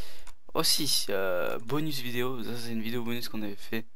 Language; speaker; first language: French; native; French